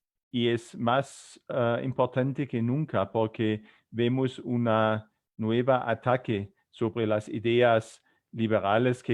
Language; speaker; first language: Spanish; non-native, fluent; German